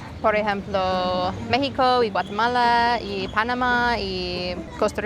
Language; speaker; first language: Spanish; non-native, learner; English